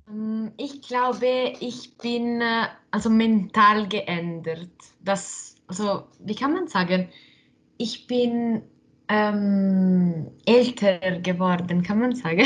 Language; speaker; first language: German; non-native, local second language; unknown